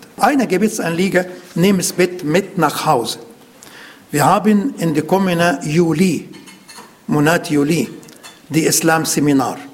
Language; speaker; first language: German; non-native, learner; Arabic